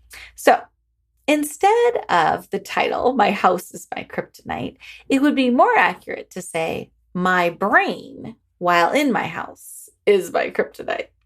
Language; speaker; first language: English; native; English